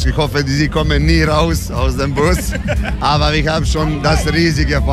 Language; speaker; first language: German; non-native, fluent; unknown